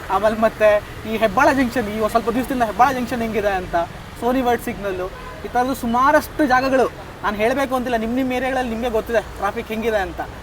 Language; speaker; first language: Kannada; native; Kannada